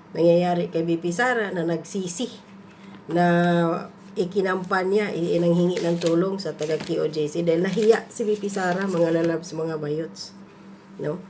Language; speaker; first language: Filipino; non-native, local second language; Cebuano